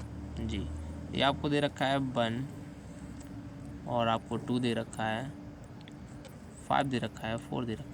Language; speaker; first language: Hindi; native; Hindi